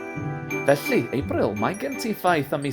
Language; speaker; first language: Welsh; non-native, learner; English